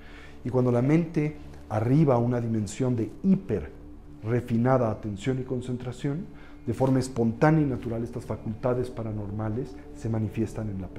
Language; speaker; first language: Spanish; native; Spanish